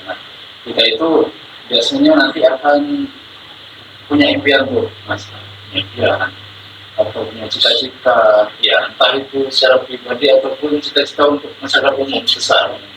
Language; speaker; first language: Indonesian; native; Indonesian